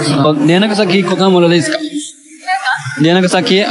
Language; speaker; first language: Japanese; non-native, learner; Chinese